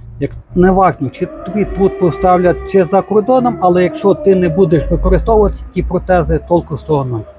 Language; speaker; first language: Ukrainian; native; Ukrainian